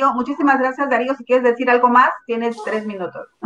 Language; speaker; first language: Spanish; native; Spanish